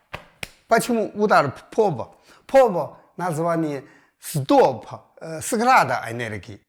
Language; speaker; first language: Russian; non-native, learner; Chinese